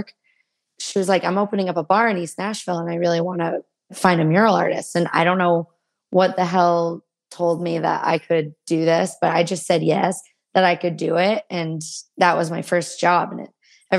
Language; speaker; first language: English; native; English